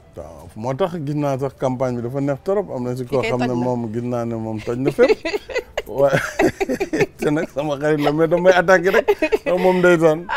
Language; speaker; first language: Wolof; non-native, local second language; Fula